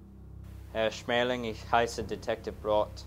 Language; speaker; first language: German; non-native, learner; English